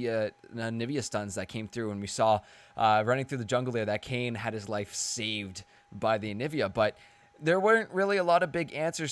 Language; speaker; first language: English; native; English